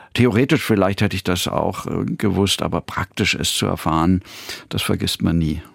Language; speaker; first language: German; native; German